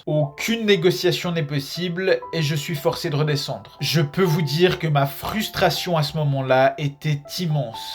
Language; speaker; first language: French; native; French